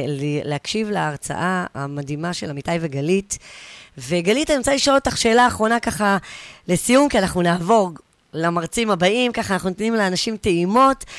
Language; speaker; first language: Hebrew; native; Hebrew